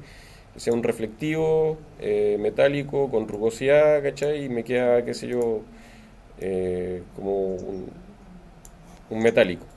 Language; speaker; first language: Spanish; native; Spanish